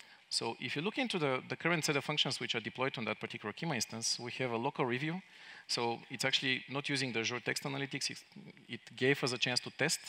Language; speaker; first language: English; non-native, fluent; Bulgarian